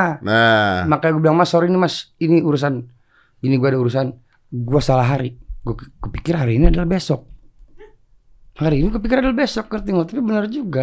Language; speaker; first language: Indonesian; native; Indonesian